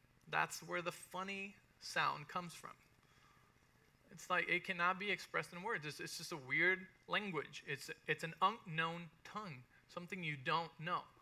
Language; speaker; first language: English; native; English